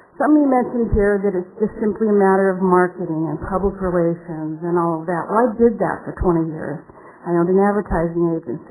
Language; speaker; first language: English; native; English